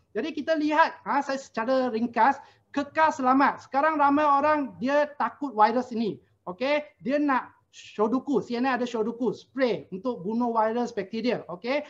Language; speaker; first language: Malay; non-native, local second language; Chinese